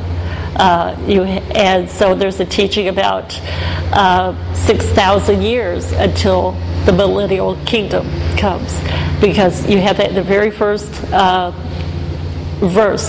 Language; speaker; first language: English; native; English